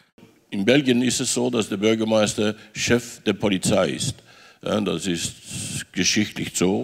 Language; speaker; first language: German; non-native, fluent; French